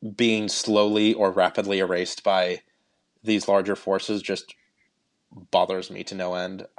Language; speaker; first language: English; native; English